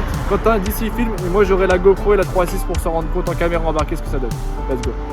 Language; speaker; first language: French; native; French